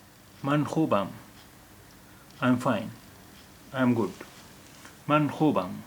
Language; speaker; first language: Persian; non-native, fluent; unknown